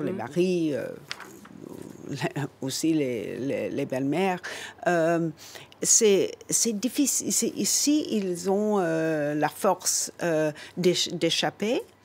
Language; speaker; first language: French; non-native, fluent; English